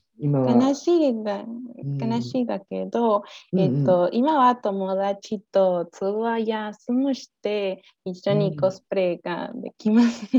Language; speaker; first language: Japanese; non-native, learner; Spanish